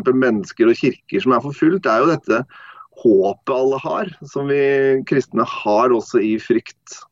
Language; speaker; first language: Norwegian; non-native, fluent; English